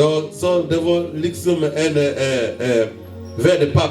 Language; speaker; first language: Swedish; non-native, learner; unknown